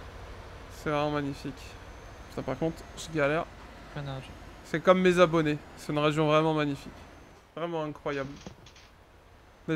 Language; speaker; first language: French; native; French